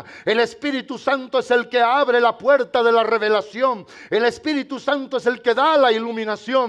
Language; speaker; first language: Spanish; native; Spanish